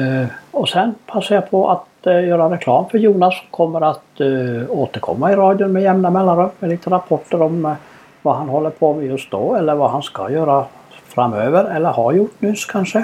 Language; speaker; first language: Swedish; native; Swedish